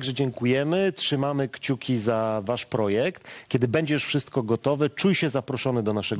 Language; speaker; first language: Polish; native; Polish